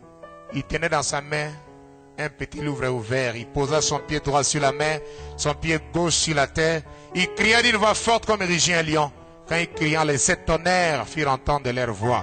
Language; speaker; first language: French; non-native, local second language; Lingala